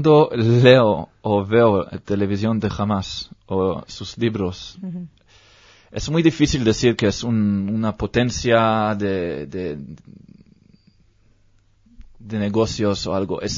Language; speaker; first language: Spanish; non-native, learner; Hebrew